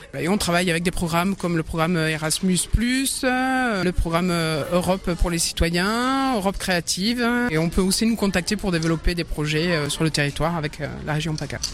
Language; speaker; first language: French; native; French